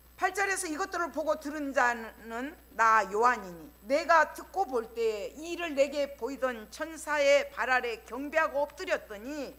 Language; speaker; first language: Korean; native; Korean